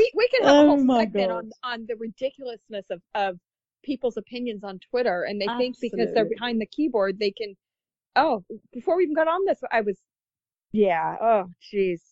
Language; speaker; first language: English; native; English